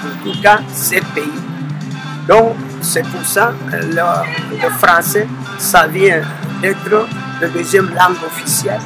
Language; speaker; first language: French; non-native, local second language; Spanish